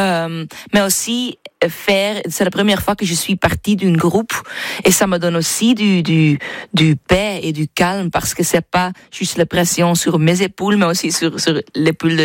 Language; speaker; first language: French; non-native, local second language; Dutch